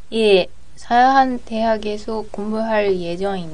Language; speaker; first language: Korean; non-native, learner; Japanese